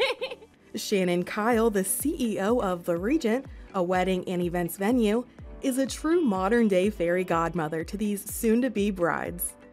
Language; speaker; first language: English; native; English